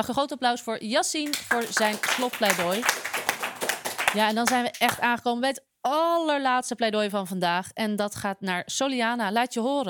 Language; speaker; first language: Dutch; native; Dutch